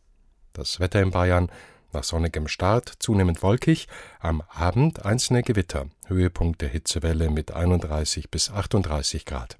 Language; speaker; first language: German; native; German